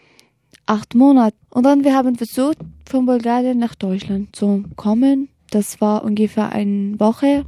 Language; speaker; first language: German; non-native, learner; Kurdish